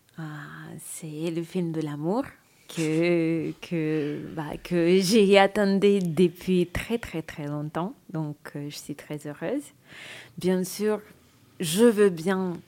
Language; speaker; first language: French; non-native, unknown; Russian